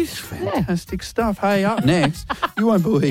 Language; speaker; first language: English; native; English